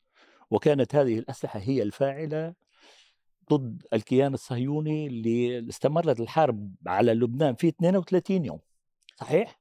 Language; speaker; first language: Arabic; native; Arabic